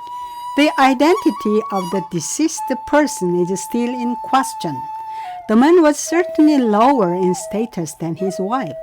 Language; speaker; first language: English; non-native, fluent; Korean